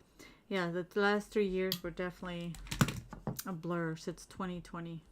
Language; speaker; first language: English; native; English